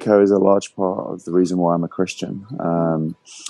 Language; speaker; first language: English; native; English